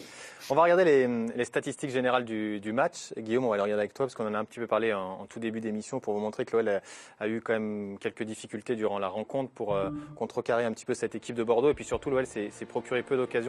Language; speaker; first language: French; native; French